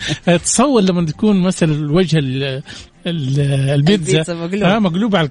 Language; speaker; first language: Arabic; native; Arabic